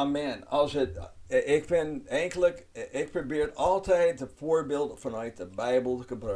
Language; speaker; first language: Dutch; non-native, fluent; English